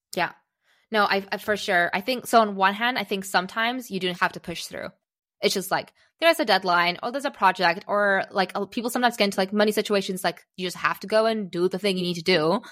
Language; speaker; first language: English; early bilingual, other home language; Czech